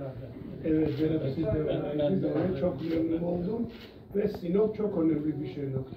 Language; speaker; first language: Turkish; non-native, learner; Georgian